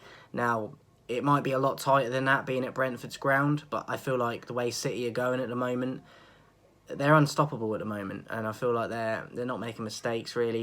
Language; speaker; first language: English; native; English